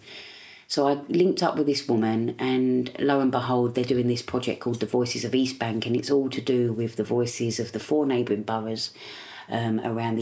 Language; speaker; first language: English; native; English